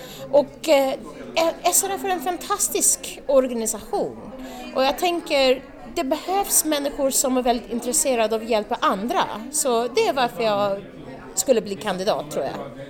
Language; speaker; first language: Swedish; non-native, fluent; English